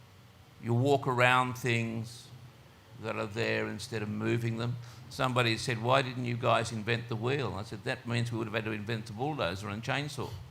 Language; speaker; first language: English; native; English